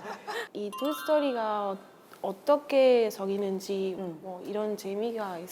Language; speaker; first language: Korean; non-native, fluent; Spanish